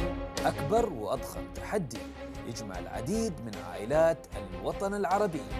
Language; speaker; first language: Arabic; native; Arabic